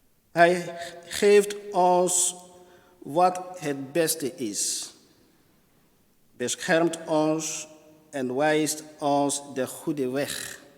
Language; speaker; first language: Dutch; non-native, fluent; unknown